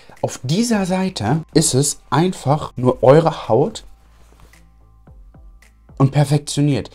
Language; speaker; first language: German; native; German